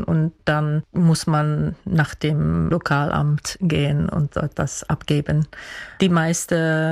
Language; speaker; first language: German; non-native, fluent; Dutch